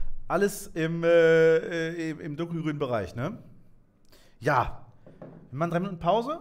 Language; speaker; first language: German; native; German